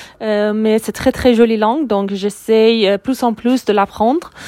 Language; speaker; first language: French; non-native, learner; Persian